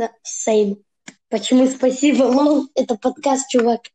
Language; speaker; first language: Russian; early bilingual, heritage; Russian